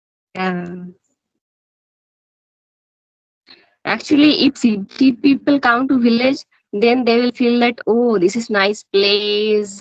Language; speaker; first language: English; non-native, learner; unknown